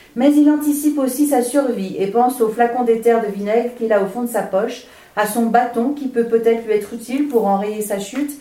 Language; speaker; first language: French; native; French